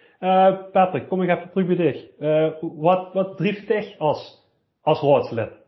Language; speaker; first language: Dutch; native; Dutch